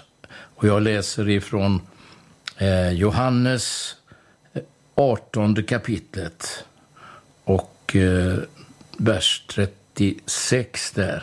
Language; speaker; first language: Swedish; native; Swedish